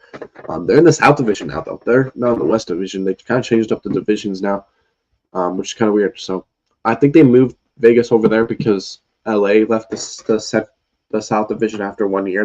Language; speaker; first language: English; native; English